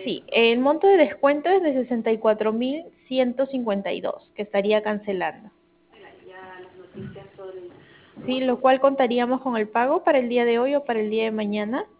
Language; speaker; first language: Spanish; native; Spanish